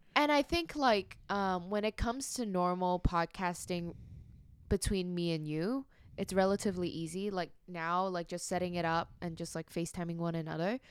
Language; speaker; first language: English; non-native, local second language; Cantonese